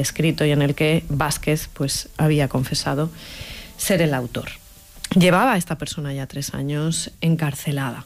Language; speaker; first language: Spanish; native; Spanish